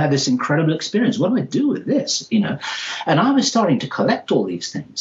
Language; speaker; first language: English; native; English